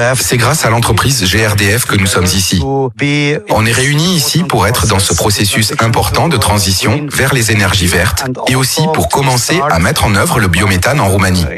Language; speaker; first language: French; non-native, fluent; Romanian